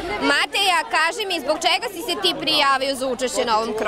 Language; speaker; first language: Serbian; native; Serbian